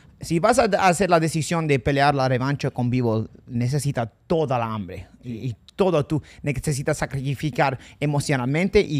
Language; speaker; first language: Spanish; non-native, fluent; English